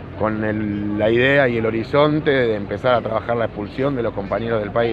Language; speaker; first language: Spanish; native; Spanish